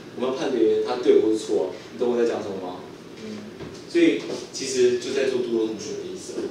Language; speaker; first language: Chinese; native; Chinese